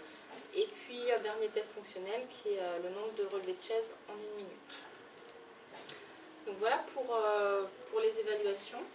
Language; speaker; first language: French; native; French